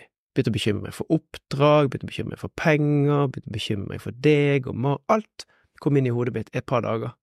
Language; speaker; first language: Norwegian; native; Norwegian